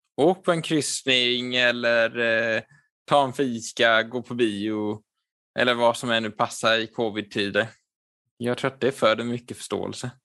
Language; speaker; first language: Swedish; native; Swedish